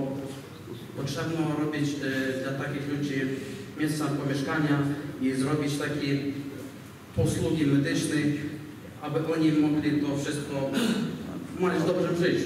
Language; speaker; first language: Polish; non-native, learner; Ukrainian